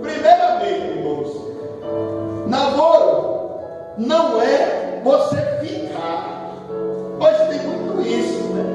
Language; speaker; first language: Portuguese; native; Portuguese